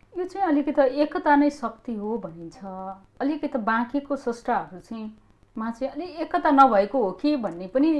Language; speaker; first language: Nepali; native; Nepali